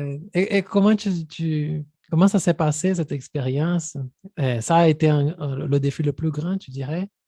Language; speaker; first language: French; non-native, fluent; Portuguese